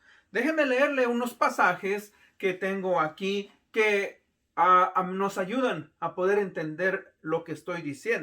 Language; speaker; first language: Spanish; native; Spanish